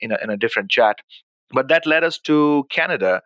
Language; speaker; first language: English; non-native, local second language; Urdu